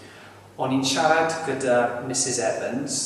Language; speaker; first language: Welsh; non-native, learner; English